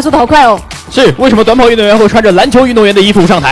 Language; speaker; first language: Chinese; native; Chinese